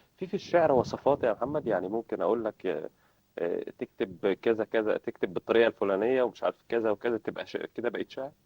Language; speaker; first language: Egyptian Arabic; native; Egyptian Arabic